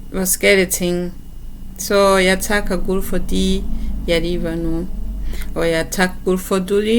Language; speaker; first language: Danish; non-native, learner; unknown